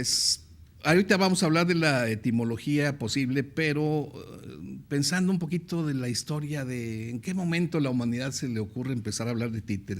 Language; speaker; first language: Spanish; native; Spanish